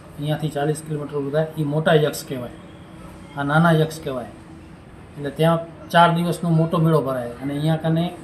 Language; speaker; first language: Gujarati; non-native, local second language; Kachhi